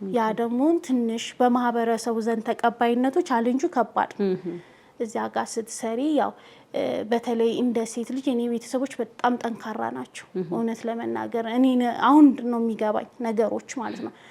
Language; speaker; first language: Amharic; native; Amharic